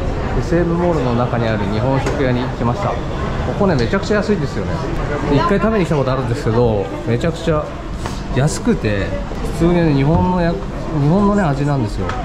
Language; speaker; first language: Japanese; native; Japanese